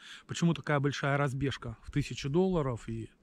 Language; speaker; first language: Russian; native; Russian